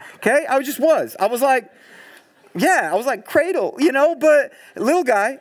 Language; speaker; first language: English; native; English